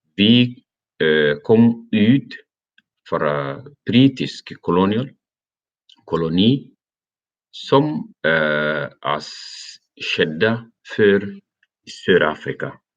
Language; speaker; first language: Norwegian; non-native, learner; Arabic